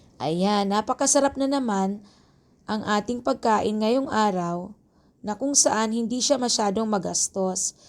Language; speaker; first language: Filipino; native; Filipino